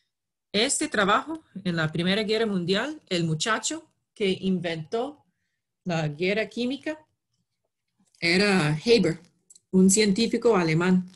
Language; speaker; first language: Spanish; non-native, fluent; English